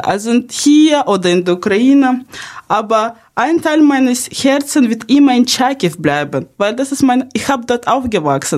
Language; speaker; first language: German; non-native, fluent; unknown